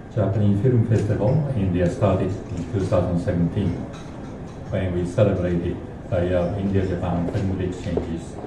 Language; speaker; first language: English; non-native, fluent; Japanese